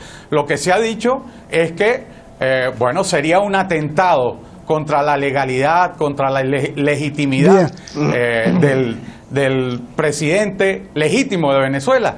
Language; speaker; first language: Spanish; native; Spanish